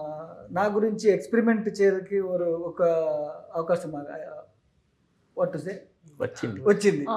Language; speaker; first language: Telugu; non-native, learner; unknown